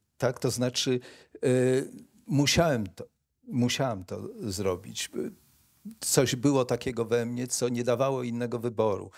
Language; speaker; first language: Polish; native; Polish